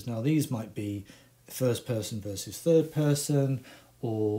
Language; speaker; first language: English; native; English